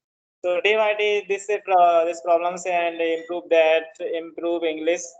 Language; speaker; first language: English; non-native, learner; Hindi